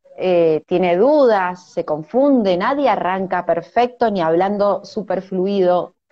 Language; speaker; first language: Spanish; native; Spanish